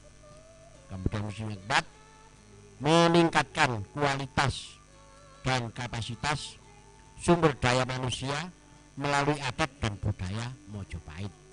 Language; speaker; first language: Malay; non-native, local second language; Javanese